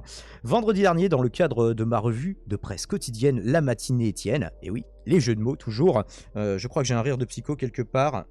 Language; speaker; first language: French; native; French